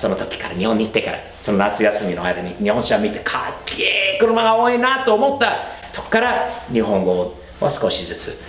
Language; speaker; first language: Japanese; non-native, fluent; English